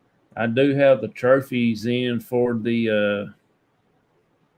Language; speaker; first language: English; native; English